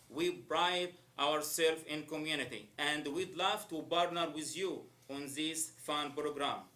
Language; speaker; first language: English; non-native, learner; Arabic